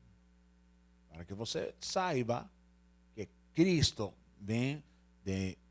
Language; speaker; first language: Portuguese; non-native, learner; Spanish